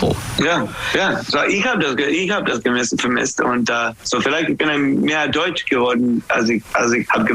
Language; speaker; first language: German; non-native, fluent; English